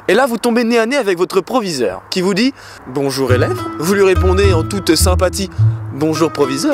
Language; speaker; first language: French; native; French